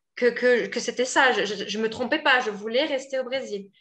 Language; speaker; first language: French; native; French